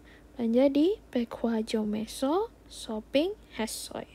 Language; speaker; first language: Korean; non-native, fluent; Indonesian